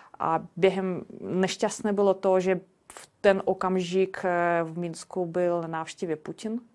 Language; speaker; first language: Czech; non-native, fluent; Russian